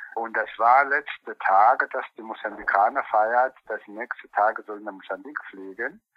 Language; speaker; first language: German; non-native, learner; Portuguese